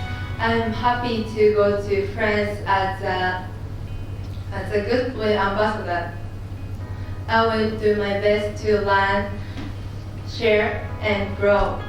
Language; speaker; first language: English; non-native, learner; Japanese